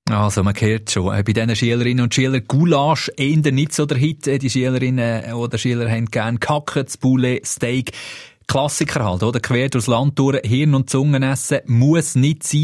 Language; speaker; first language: German; native; German